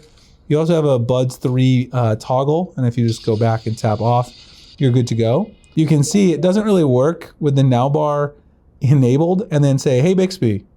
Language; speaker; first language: English; native; English